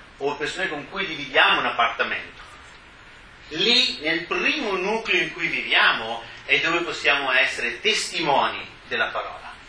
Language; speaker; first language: Italian; native; Italian